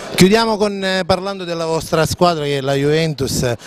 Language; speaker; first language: Italian; native; Italian